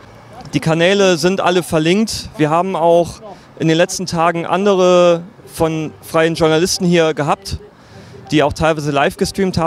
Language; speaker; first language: German; native; German